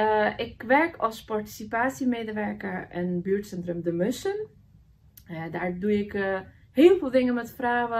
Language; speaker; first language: Dutch; non-native, fluent; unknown